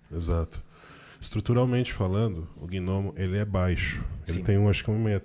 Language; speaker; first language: Portuguese; native; Portuguese